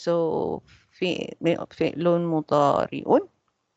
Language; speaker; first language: Arabic; non-native, learner; Malay